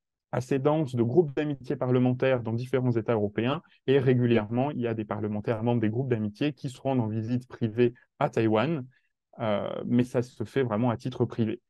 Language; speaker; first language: French; native; French